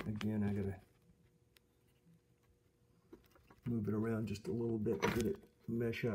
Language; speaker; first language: English; native; English